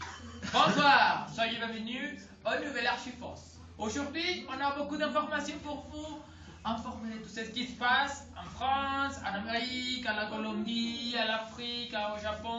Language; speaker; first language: French; non-native, learner; Spanish